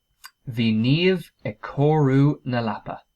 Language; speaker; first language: Irish; non-native, local second language; English